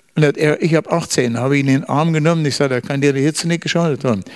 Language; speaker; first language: German; native; German